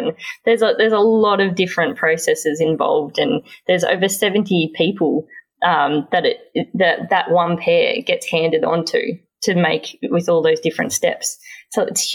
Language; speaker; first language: English; native; English